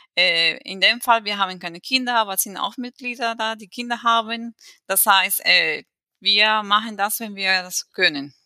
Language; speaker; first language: German; non-native, fluent; Spanish